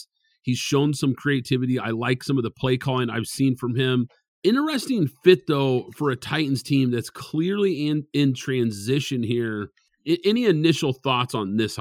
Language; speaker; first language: English; native; English